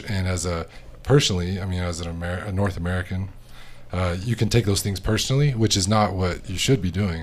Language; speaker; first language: English; native; English